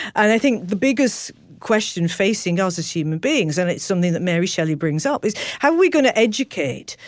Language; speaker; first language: English; native; English